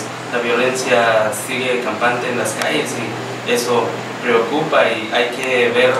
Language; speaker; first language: Spanish; native; Spanish